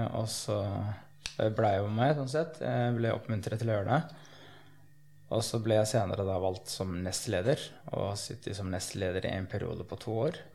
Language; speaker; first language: Norwegian; early bilingual, other home language; Somali